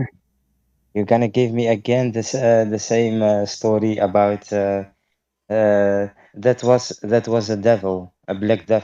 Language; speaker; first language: English; non-native, fluent; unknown